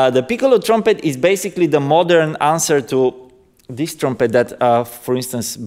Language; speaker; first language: English; non-native, fluent; Bulgarian